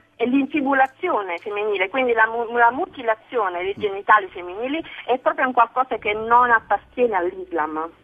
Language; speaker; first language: Italian; native; Italian